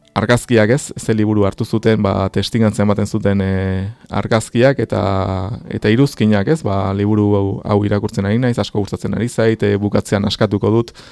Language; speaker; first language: Basque; native; Basque